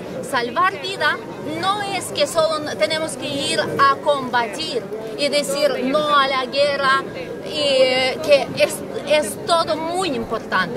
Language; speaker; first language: Spanish; non-native, fluent; Ukrainian